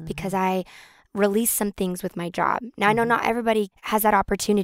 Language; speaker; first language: English; native; English